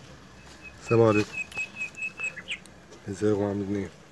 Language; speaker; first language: Arabic; native; Arabic